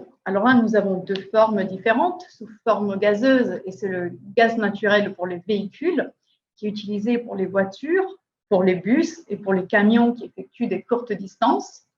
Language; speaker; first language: French; native; French